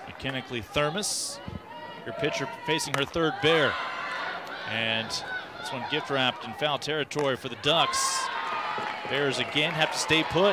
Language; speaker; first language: English; native; English